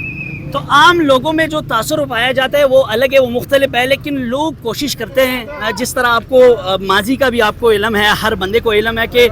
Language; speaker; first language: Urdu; non-native, local second language; Pashto